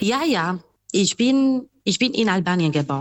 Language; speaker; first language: German; non-native, fluent; Albanian